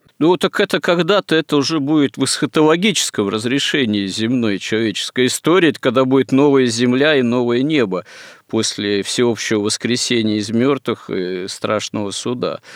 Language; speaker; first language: Russian; native; Russian